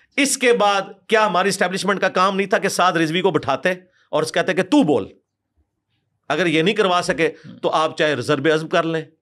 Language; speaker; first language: Urdu; non-native, local second language; Punjabi